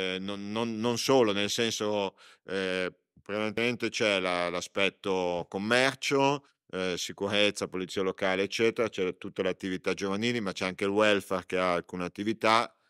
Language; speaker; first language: Italian; native; Italian